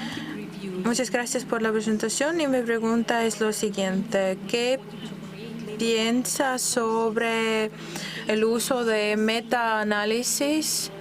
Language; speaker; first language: Spanish; non-native, fluent; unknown